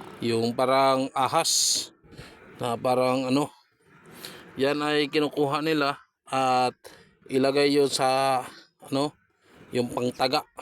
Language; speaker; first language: Filipino; non-native, local second language; Cebuano